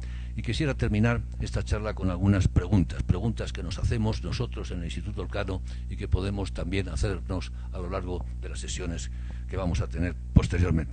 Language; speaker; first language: Spanish; native; Spanish